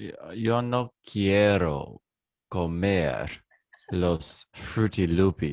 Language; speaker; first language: Spanish; non-native, learner; English